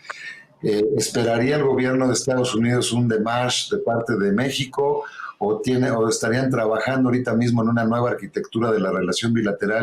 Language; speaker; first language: Spanish; native; Spanish